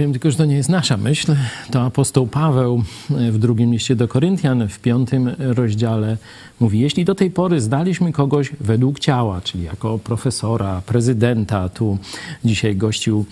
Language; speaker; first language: Polish; native; Polish